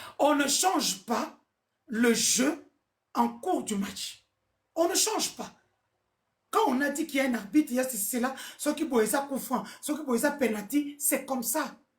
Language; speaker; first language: French; non-native, local second language; Lingala